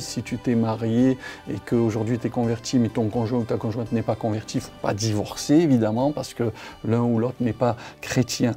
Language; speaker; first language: French; native; French